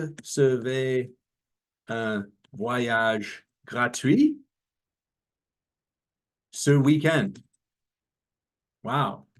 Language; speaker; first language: French; non-native, learner; English